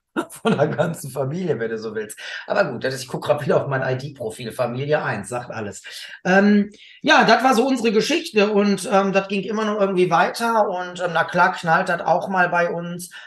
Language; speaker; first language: German; native; German